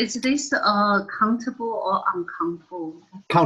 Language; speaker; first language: English; non-native, learner; Chinese